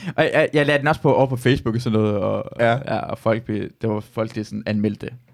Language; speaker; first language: Danish; early bilingual, other home language; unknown